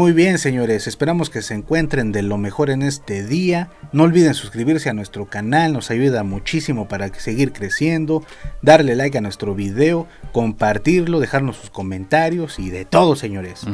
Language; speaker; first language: Spanish; native; Spanish